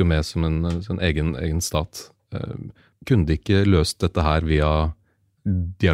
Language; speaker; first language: Norwegian; native; Norwegian